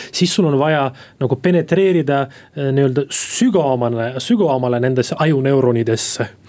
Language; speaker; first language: Estonian; non-native, local second language; Russian